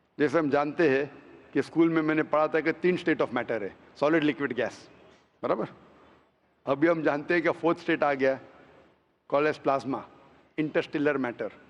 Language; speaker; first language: Hindi; non-native, local second language; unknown